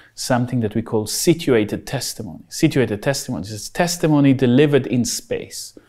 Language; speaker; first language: English; non-native, fluent; Hebrew